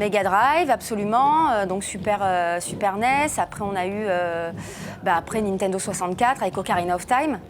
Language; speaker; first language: French; native; French